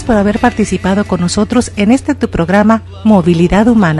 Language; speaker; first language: Spanish; native; Spanish